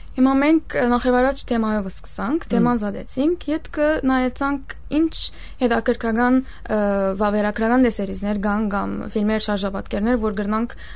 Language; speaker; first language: Armenian; early bilingual, heritage; Armenian